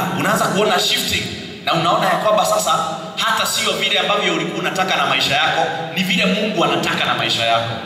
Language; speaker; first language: Swahili; non-native, local second language; Kikuyu